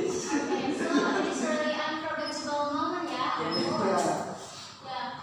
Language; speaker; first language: English; non-native, learner; Indonesian